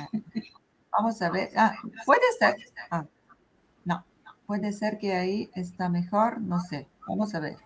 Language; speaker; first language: Spanish; non-native, fluent; Italian